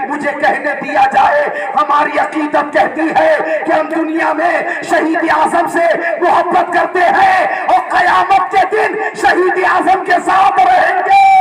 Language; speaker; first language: Urdu; native; Urdu